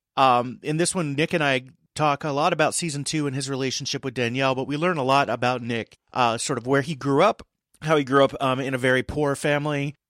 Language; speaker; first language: English; native; English